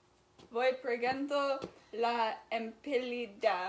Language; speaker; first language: Spanish; non-native, learner; English